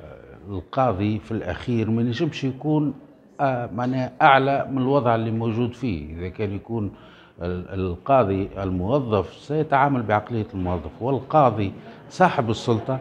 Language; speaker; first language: Arabic; native; Arabic